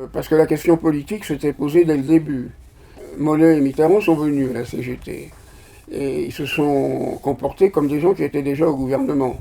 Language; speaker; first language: French; native; French